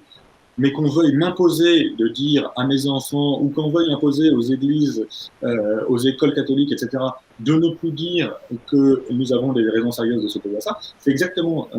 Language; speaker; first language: French; native; French